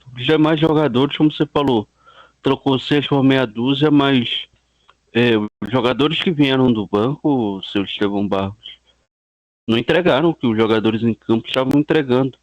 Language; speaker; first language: Portuguese; native; Portuguese